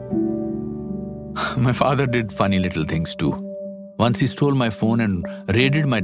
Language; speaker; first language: English; non-native, local second language; Kashmiri